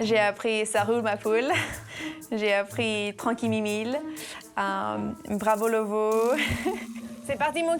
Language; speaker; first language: French; non-native, fluent; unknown